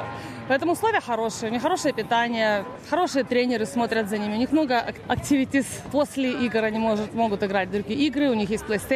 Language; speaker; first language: Russian; native; Russian